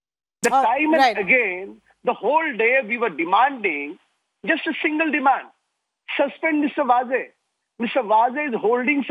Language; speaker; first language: English; non-native, local second language; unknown